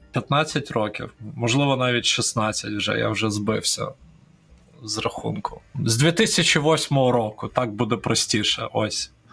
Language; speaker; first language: Ukrainian; non-native, local second language; Russian